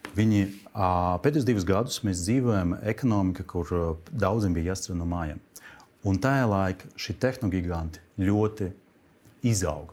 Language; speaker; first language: Latvian; non-native, local second language; Russian